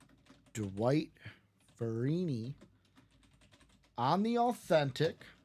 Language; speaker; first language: English; native; English